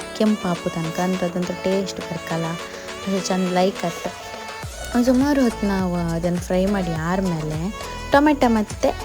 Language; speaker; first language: Kannada; native; Kannada